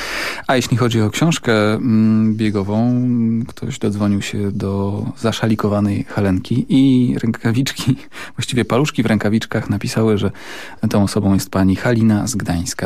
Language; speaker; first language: Polish; native; Polish